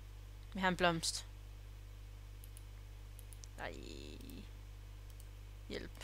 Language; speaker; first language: Danish; native; Danish